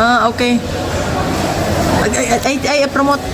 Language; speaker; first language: English; non-native, learner; Filipino